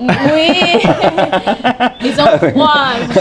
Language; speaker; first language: French; non-native, learner; Thai